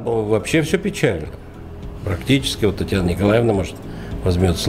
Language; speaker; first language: Russian; native; Russian